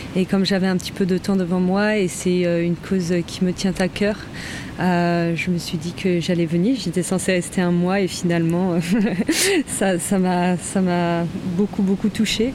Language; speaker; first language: French; native; French